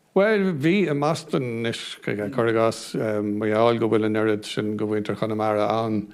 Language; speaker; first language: Irish; non-native, local second language; English